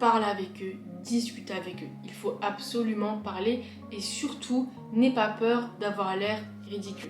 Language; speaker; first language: French; native; French